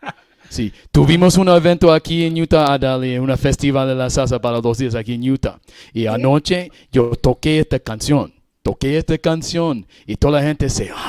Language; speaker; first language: Spanish; non-native, learner; English